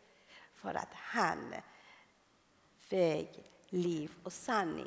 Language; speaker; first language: Swedish; non-native, fluent; Persian